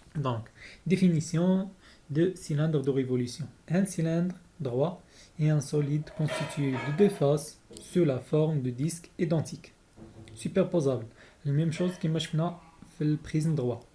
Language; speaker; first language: French; non-native, local second language; Arabic